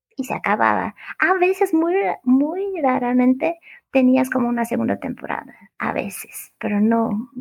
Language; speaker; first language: Spanish; non-native, fluent; Portuguese